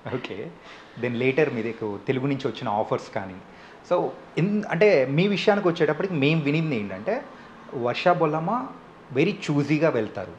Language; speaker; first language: Telugu; native; Telugu